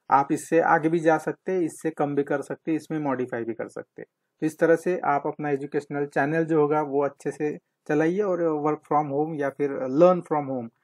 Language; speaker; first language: Hindi; non-native, local second language; Marathi